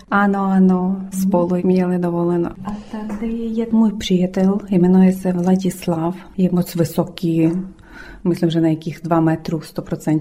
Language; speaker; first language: Czech; early bilingual, other home language; Ukrainian